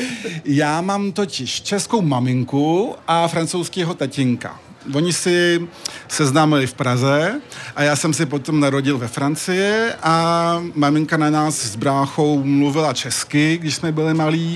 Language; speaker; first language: Czech; early bilingual, heritage; French